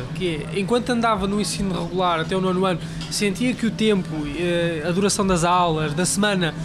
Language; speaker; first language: Portuguese; native; Portuguese